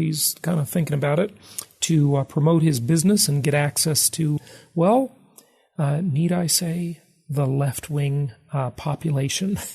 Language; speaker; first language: English; native; English